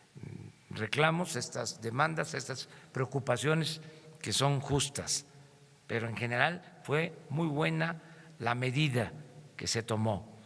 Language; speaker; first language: Spanish; native; Spanish